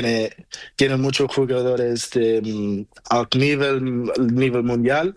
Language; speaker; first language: Spanish; non-native, learner; Portuguese